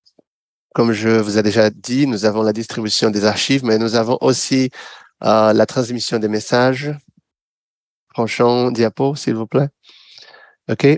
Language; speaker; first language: French; non-native, fluent; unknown